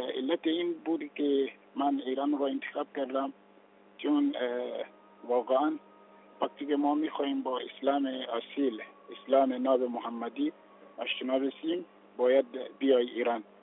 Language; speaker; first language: Persian; non-native, fluent; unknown